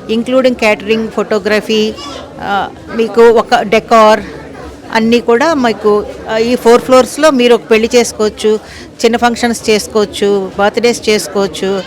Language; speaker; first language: Telugu; native; Telugu